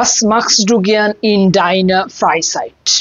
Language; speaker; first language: German; non-native, learner; Bangla